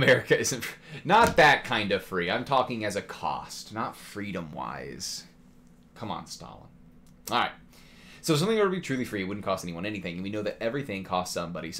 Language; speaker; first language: English; native; English